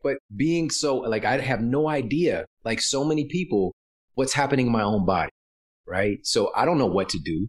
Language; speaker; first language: English; native; English